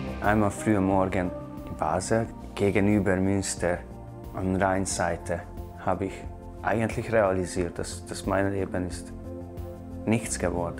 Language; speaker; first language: German; non-native, fluent; Hungarian